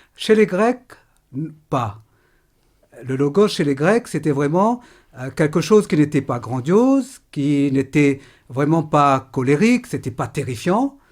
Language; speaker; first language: French; non-native, local second language; Morisyen